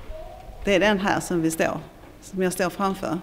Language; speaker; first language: Swedish; native; Swedish